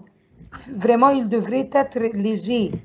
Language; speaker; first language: French; non-native, learner; Arabic